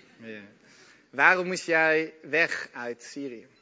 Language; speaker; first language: Dutch; native; Dutch